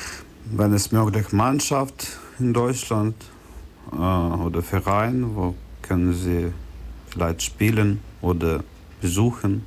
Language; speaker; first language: German; non-native, learner; Ukrainian